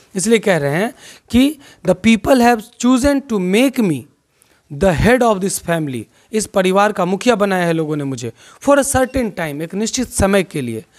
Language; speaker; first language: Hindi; non-native, local second language; Maithili